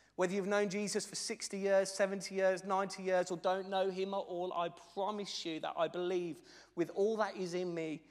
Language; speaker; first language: English; native; English